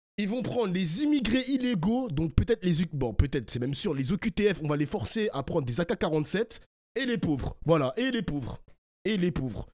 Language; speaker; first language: French; early bilingual, other home language; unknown